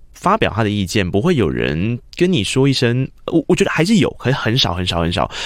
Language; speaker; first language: Chinese; non-native, local second language; Min Nan Chinese